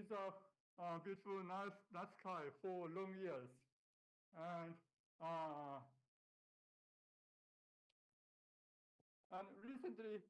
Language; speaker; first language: English; non-native, learner; Japanese